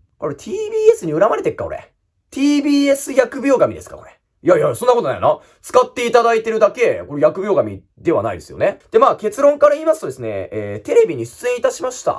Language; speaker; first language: Japanese; native; Japanese